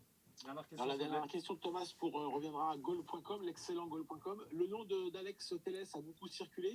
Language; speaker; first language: French; native; French